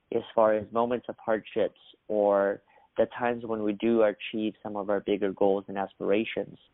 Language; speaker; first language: English; early bilingual, other home language; Russian